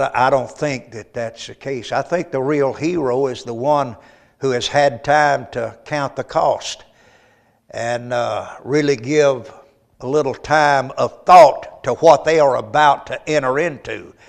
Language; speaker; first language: English; native; English